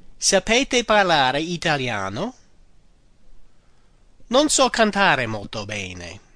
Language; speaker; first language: Italian; non-native, fluent; English